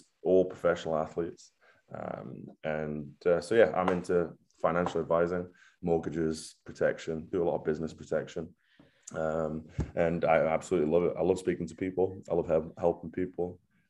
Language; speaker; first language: English; native; English